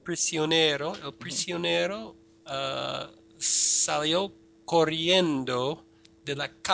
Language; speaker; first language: Spanish; non-native, fluent; English